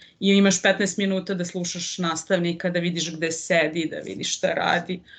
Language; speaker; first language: Serbian; native; Serbian